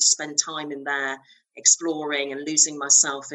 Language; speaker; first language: English; native; English